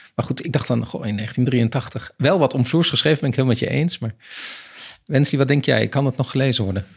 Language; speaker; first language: Dutch; native; Dutch